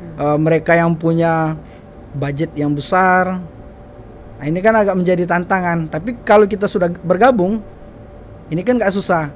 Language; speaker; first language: Indonesian; native; Indonesian